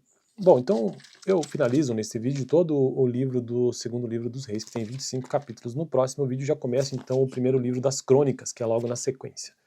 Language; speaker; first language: Portuguese; native; Portuguese